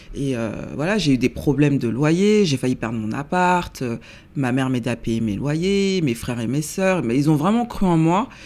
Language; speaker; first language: French; native; French